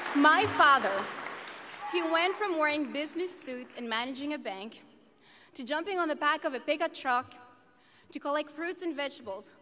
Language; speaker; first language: English; native; English